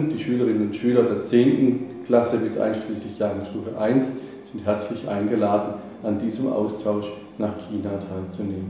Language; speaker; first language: German; native; German